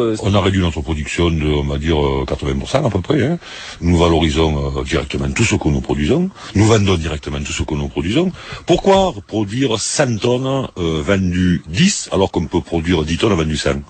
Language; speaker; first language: French; native; French